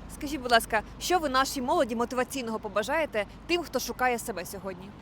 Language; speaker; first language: Ukrainian; native; Ukrainian